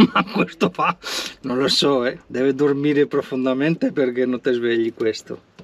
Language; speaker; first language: Italian; non-native, learner; Spanish